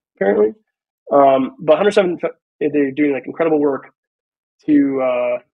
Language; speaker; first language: English; native; English